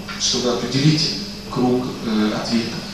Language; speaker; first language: Russian; native; Russian